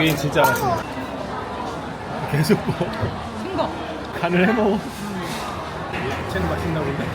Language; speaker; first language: Korean; native; Korean